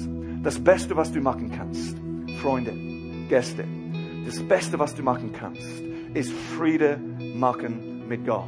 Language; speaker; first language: German; non-native, fluent; English